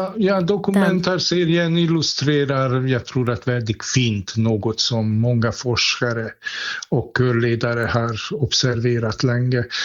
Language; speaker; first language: Swedish; non-native, fluent; Hungarian